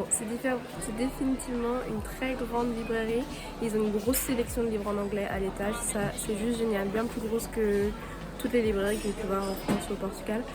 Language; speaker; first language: French; native; French